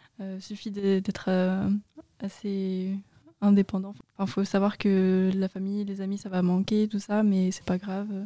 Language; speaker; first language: French; native; French